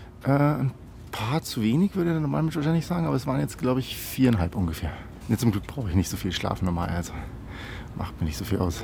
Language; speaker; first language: German; native; German